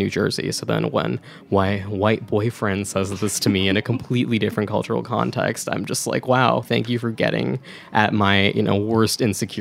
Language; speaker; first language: English; native; English